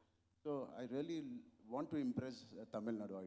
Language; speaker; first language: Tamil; non-native, local second language; Telugu